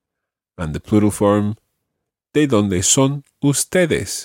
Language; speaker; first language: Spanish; non-native, fluent; English